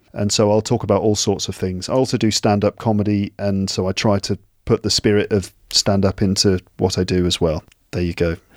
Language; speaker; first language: English; native; English